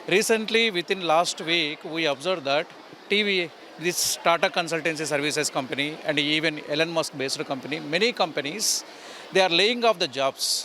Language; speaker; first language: English; non-native, local second language; Telugu